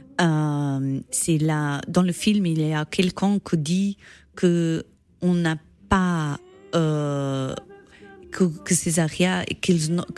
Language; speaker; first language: French; non-native, learner; Portuguese